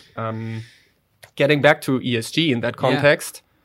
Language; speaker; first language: English; non-native, fluent; German